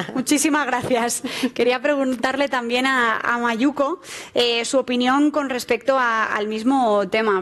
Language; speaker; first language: Spanish; native; Spanish